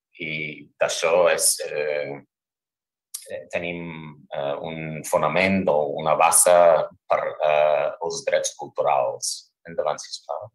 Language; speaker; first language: Catalan; non-native, fluent; English